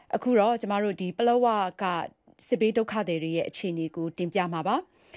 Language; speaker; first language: Burmese; native; Burmese